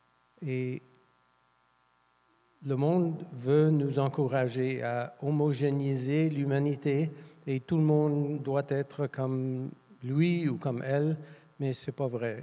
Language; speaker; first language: French; non-native, fluent; English